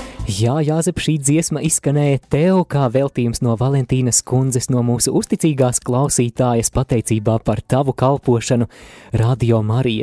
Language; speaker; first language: Latvian; native; Latvian